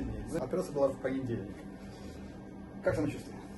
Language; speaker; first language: Russian; native; Russian